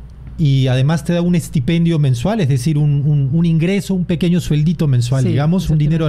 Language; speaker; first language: Spanish; native; Spanish